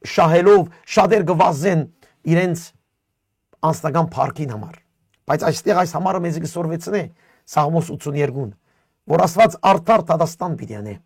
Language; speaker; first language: Armenian; early bilingual, heritage; Armenian